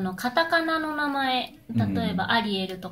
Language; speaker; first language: Japanese; native; Japanese